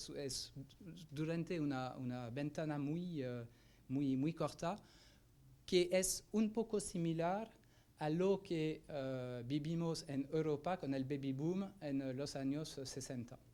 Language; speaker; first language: Spanish; non-native, fluent; French